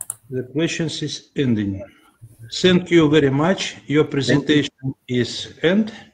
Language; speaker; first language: English; non-native, learner; Russian